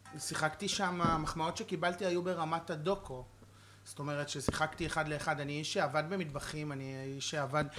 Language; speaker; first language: Hebrew; native; Hebrew